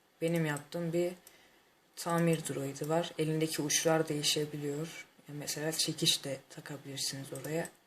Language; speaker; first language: Turkish; native; Turkish